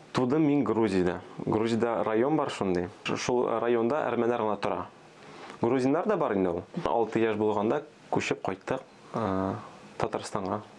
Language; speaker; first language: Tatar; early bilingual, other home language; Armenian